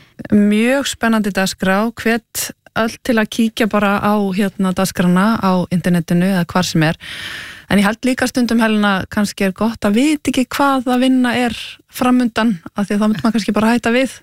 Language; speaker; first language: Icelandic; native; Icelandic